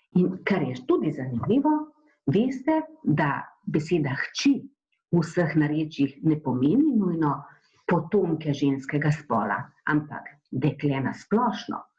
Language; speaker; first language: Slovenian; native; Slovenian